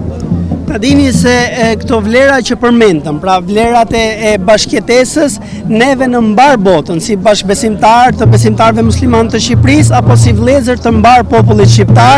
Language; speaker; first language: Albanian; native; Albanian